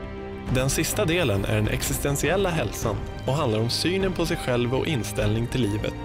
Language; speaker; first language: Swedish; native; Swedish